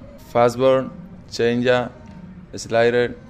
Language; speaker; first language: English; non-native, learner; Spanish